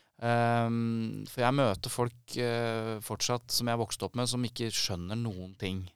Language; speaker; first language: Norwegian; native; Norwegian